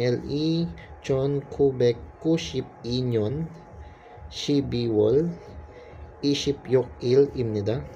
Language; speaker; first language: Korean; non-native, learner; English